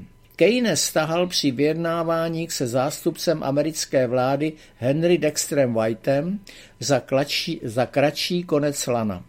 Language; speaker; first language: Czech; native; Czech